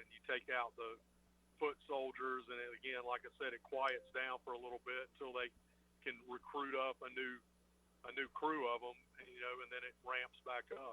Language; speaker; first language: English; native; English